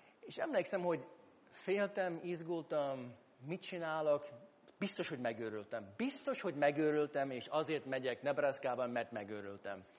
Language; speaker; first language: Hungarian; non-native, fluent; English